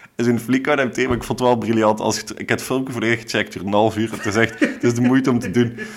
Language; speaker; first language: Dutch; native; Dutch